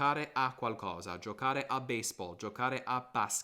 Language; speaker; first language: Italian; non-native, fluent; English